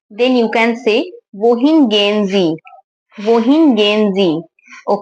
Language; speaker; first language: German; non-native, learner; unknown